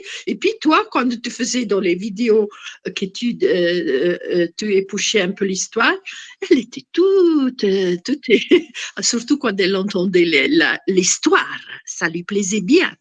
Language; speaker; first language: French; non-native, fluent; Italian